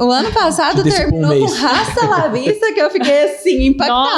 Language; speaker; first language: Portuguese; native; Portuguese